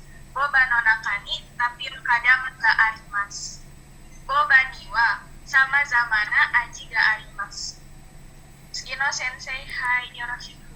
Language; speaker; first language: Japanese; non-native, learner; Indonesian